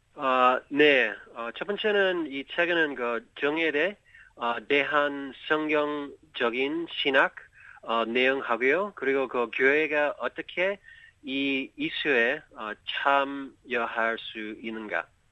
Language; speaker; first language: Korean; early bilingual, heritage; Korean